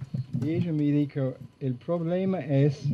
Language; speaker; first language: Spanish; non-native, fluent; English